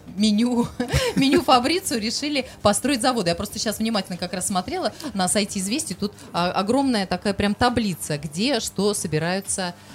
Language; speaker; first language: Russian; native; Russian